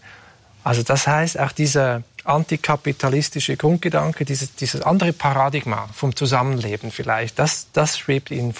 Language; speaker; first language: German; native; German